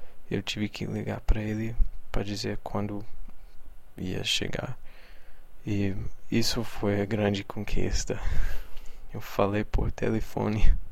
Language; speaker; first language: Portuguese; non-native, fluent; English